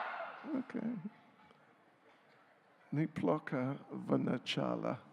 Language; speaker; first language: Russian; non-native, learner; English